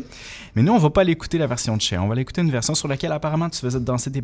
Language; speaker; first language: French; native; French